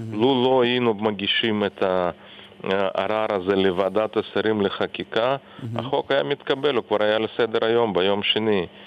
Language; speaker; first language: Hebrew; non-native, fluent; Russian